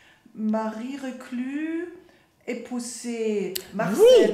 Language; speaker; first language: French; non-native, fluent; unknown